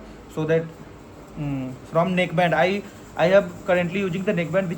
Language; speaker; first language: English; non-native, learner; Hindi